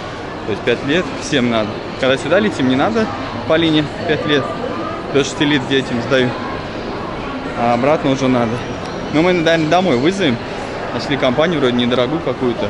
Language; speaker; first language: Russian; native; Russian